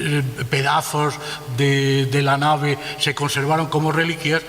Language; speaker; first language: Spanish; native; Spanish